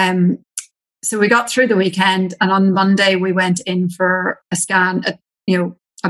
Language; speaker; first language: English; native; English